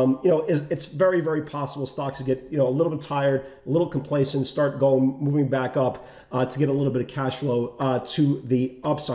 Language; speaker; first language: English; native; English